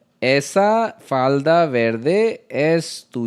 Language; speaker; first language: Spanish; non-native, learner; Hindi